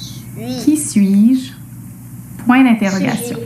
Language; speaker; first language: French; native; French